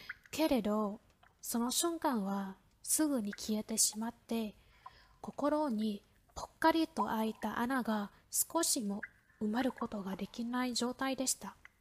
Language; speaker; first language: Japanese; non-native, fluent; Vietnamese